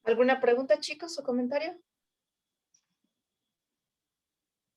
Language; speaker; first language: Spanish; native; Spanish